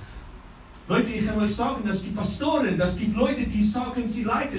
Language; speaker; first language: German; non-native, fluent; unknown